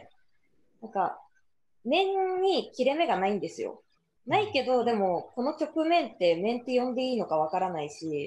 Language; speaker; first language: Japanese; native; Japanese